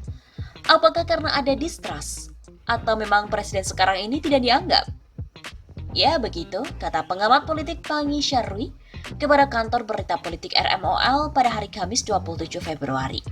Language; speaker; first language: Indonesian; native; Indonesian